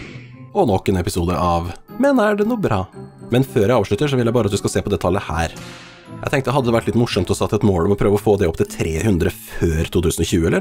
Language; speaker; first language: Norwegian; native; Norwegian